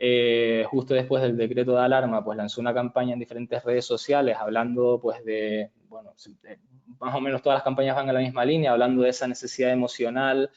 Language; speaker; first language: Spanish; native; Spanish